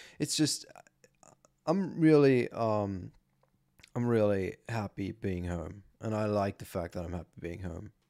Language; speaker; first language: English; non-native, fluent; German